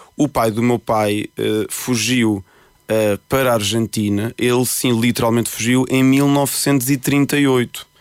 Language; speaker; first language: Portuguese; early bilingual, other home language; Spanish